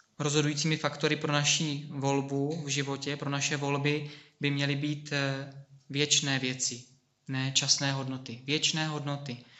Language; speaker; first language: Czech; native; Czech